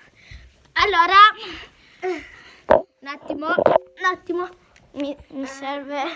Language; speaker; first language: Italian; early bilingual, heritage; Italian